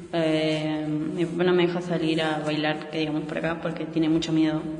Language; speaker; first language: Spanish; native; Spanish